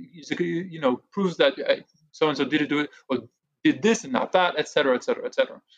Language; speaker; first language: English; early bilingual, other home language; Hebrew